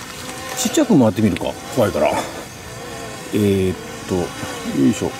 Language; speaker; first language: Japanese; native; Japanese